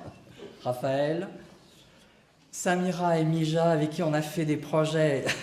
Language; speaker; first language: French; native; French